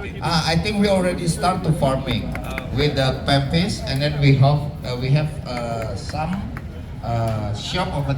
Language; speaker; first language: English; non-native, learner; Indonesian